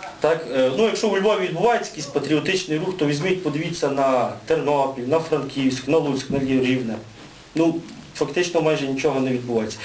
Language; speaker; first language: Ukrainian; native; Ukrainian